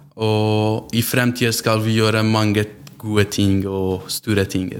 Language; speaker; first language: Norwegian; non-native, fluent; Persian